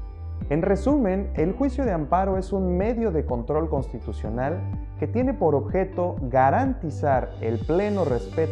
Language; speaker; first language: Spanish; native; Spanish